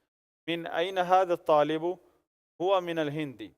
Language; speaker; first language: Arabic; non-native, fluent; Urdu